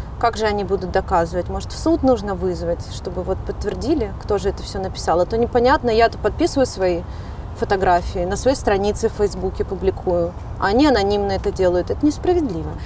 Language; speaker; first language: Russian; native; Russian